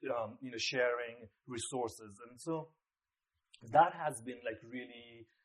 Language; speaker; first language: English; non-native, local second language; Nepali